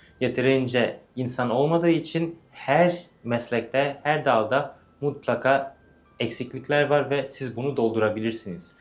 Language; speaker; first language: Turkish; early bilingual, heritage; English